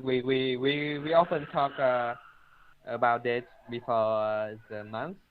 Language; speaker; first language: English; non-native, learner; Vietnamese